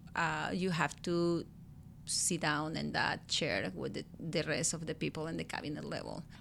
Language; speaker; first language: English; non-native, learner; Spanish